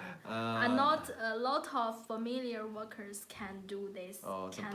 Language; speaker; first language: English; non-native, learner; Chinese